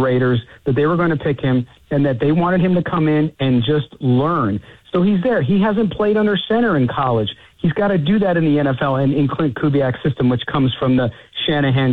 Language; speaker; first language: English; native; English